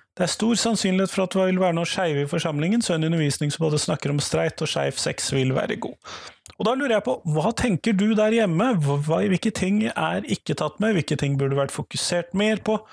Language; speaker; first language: Norwegian; native; Norwegian